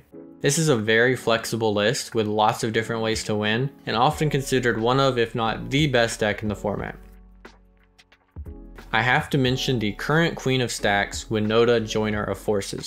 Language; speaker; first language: English; native; English